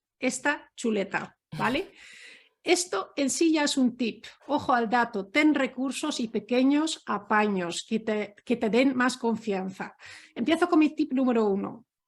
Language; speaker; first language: Spanish; non-native, fluent; Dutch